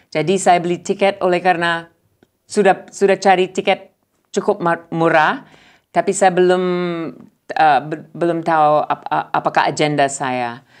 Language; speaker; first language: Indonesian; non-native, fluent; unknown